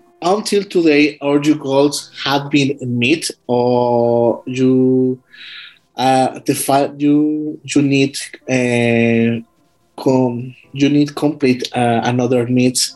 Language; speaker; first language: English; non-native, learner; Spanish